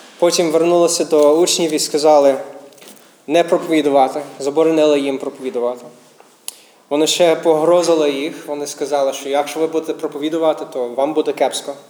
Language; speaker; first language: Ukrainian; non-native, fluent; English